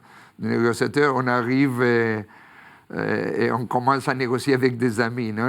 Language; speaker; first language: French; non-native, fluent; Spanish